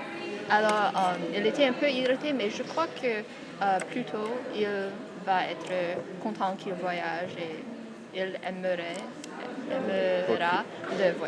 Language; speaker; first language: French; non-native, fluent; English